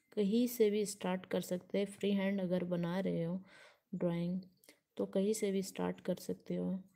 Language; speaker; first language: Hindi; native; Hindi